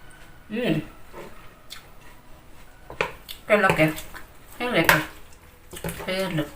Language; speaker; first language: Dutch; non-native, learner; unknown